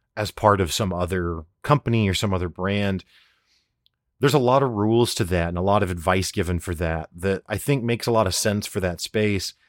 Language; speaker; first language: English; native; English